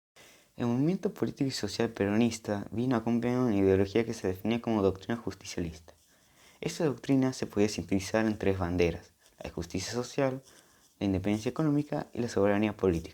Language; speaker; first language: Spanish; native; Spanish